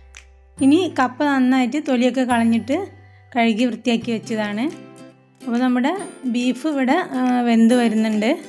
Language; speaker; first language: Malayalam; native; Malayalam